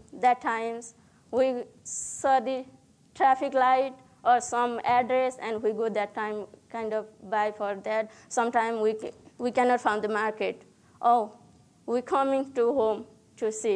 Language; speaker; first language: English; non-native, learner; Nepali